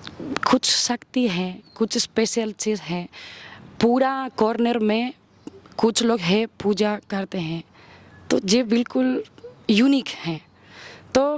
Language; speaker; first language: Hindi; non-native, learner; Spanish